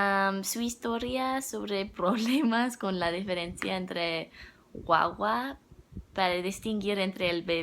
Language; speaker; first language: Spanish; non-native, learner; English